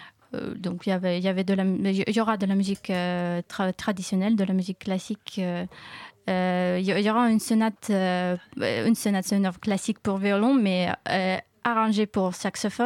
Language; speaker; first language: French; non-native, learner; Ukrainian